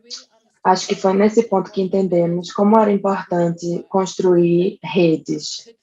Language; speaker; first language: Portuguese; non-native, fluent; English